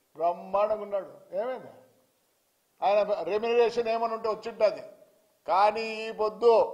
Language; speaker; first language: Telugu; native; Telugu